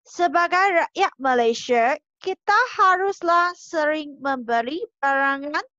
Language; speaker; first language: Malay; non-native, local second language; Chinese